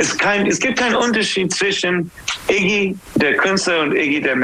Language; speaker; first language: German; non-native, fluent; English